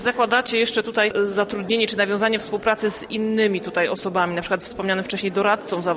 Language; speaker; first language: Polish; native; Polish